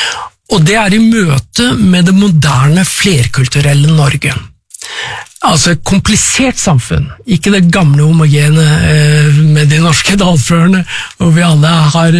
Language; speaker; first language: Norwegian; native; Norwegian